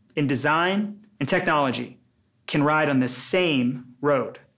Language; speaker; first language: English; native; English